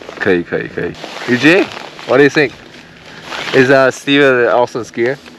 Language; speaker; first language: English; non-native, fluent; Chinese